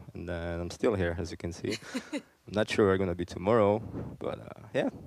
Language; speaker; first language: English; non-native, fluent; Slovak